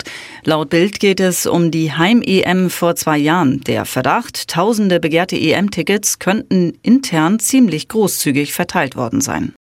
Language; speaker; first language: German; native; German